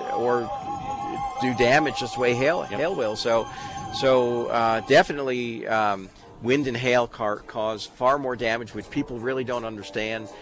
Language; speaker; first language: English; native; English